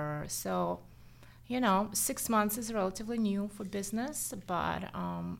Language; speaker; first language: English; non-native, fluent; Russian